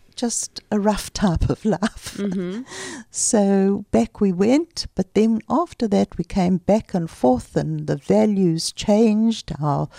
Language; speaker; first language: English; native; English